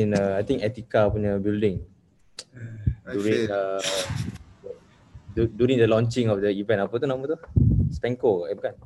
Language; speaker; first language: English; non-native, local second language; Malay